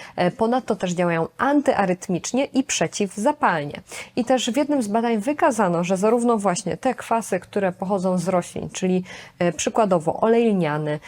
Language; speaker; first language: Polish; native; Polish